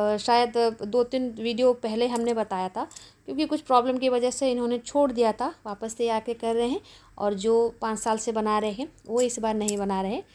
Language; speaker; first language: Hindi; non-native, local second language; Bangla